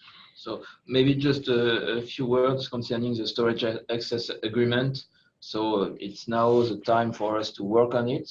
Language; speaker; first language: English; non-native, fluent; French